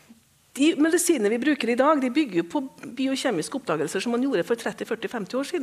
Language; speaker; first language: Norwegian; native; Norwegian